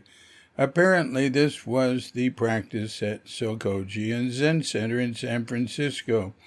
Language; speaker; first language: English; native; English